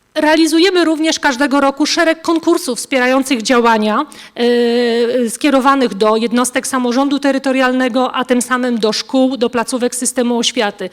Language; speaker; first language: Polish; native; Polish